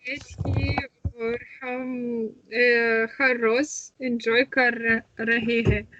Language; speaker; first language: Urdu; non-native, learner; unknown